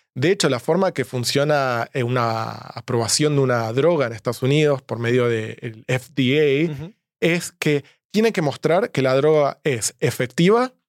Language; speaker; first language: Spanish; native; Spanish